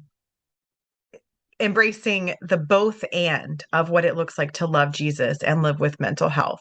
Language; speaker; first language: English; native; English